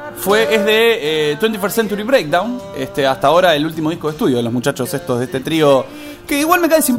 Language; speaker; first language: Spanish; native; Spanish